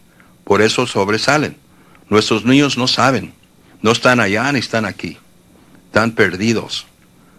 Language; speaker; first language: Spanish; early bilingual, heritage; Spanish